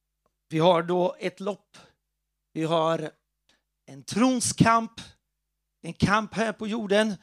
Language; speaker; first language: Swedish; non-native, fluent; Portuguese